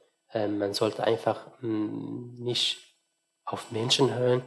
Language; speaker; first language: German; non-native, fluent; Arabic